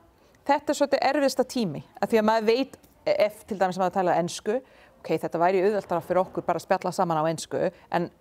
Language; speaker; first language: Icelandic; non-native, fluent; English